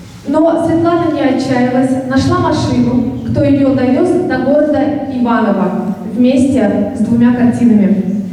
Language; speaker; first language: Russian; native; Russian